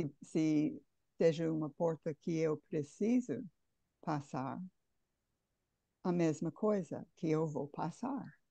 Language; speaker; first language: Portuguese; non-native, fluent; English